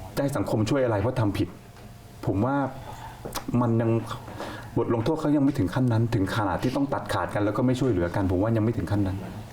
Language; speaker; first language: Thai; native; Thai